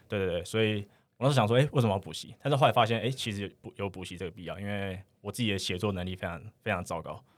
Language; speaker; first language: Chinese; native; Chinese